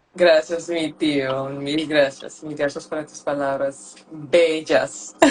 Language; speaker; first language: Spanish; non-native, learner; French